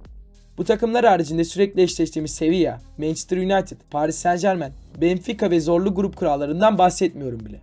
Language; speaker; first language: Turkish; native; Turkish